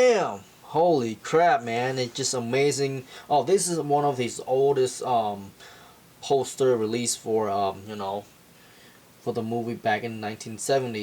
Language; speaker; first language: English; non-native, fluent; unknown